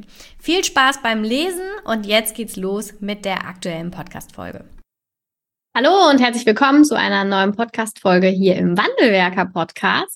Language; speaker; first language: German; native; German